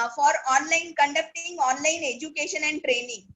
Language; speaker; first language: English; non-native, local second language; Marathi